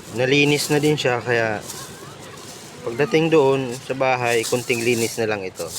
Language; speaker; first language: Filipino; non-native, local second language; Bikol